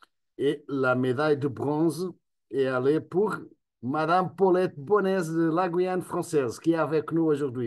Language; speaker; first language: French; non-native, fluent; Spanish